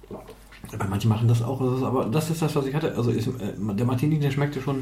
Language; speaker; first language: German; native; German